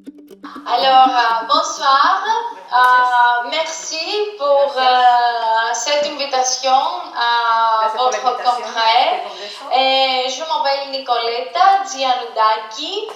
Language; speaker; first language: French; non-native, fluent; Greek